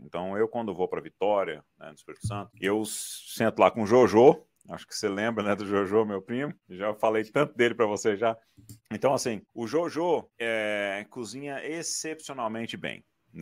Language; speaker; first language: Portuguese; native; Portuguese